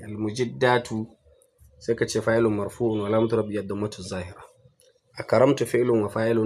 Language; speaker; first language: Arabic; non-native, fluent; Hausa